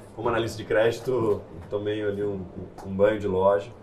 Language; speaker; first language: Portuguese; native; Portuguese